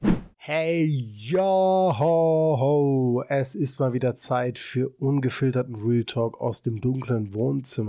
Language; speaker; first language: German; native; German